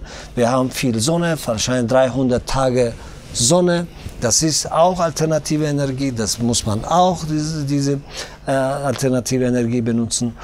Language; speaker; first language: German; non-native, learner; Tajik